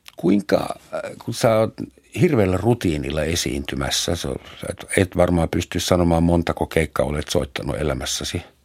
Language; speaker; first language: Finnish; non-native, fluent; German